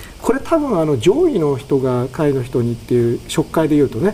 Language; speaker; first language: Japanese; native; Japanese